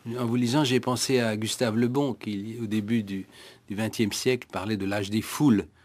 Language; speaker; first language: French; native; French